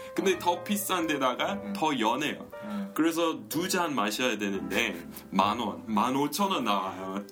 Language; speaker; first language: Korean; non-native, fluent; English